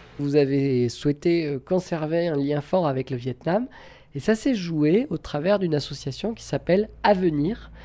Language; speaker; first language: French; native; French